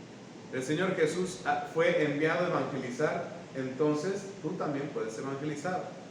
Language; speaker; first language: Spanish; native; Spanish